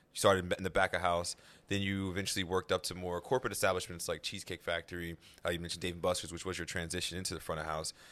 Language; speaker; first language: English; native; English